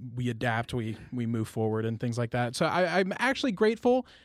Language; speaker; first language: English; native; English